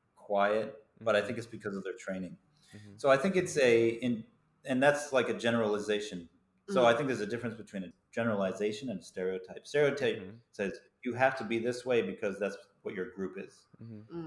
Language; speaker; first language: English; native; English